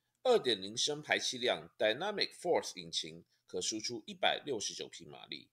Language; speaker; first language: Chinese; native; Chinese